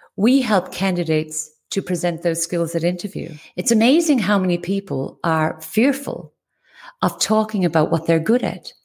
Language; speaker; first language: English; native; English